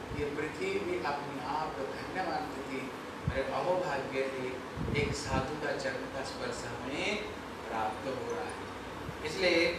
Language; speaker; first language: Hindi; non-native, local second language; Bangla